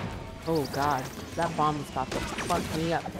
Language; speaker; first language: English; native; English